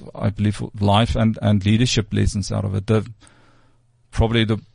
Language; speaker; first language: English; non-native, local second language; Afrikaans